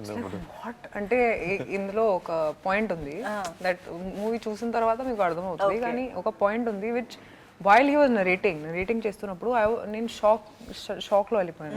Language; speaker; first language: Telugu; non-native, fluent; Hindi